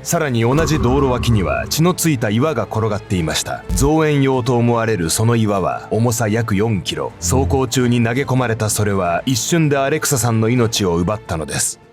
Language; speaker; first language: Japanese; native; Japanese